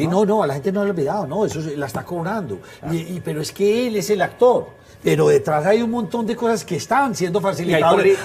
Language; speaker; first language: Spanish; native; Spanish